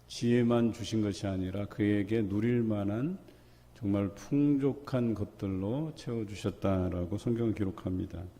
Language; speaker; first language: Korean; native; Korean